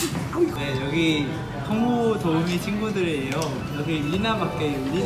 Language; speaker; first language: Korean; non-native, learner; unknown